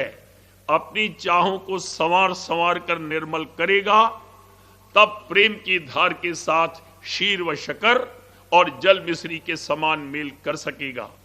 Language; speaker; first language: Hindi; native; Hindi